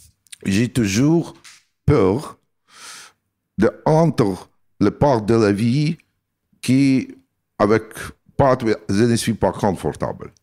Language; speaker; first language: French; non-native, learner; Russian